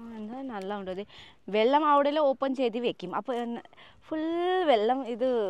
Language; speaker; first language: Malayalam; non-native, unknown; Nepali